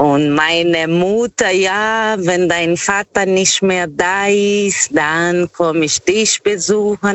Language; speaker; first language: German; non-native, learner; Portuguese